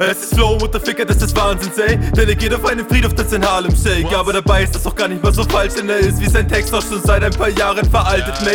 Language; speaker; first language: German; native; German